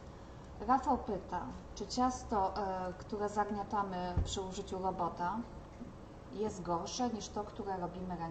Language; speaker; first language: Polish; native; Polish